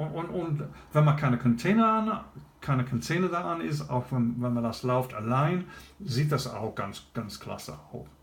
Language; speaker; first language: German; non-native, learner; English